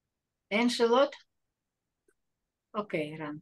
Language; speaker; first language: Hebrew; non-native, fluent; Russian